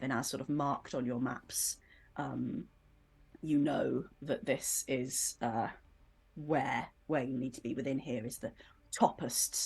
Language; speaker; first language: English; native; English